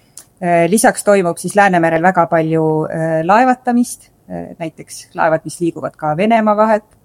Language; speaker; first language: Estonian; native; Estonian